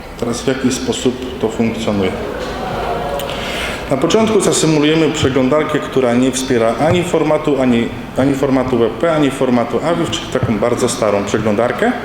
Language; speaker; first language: Polish; native; Polish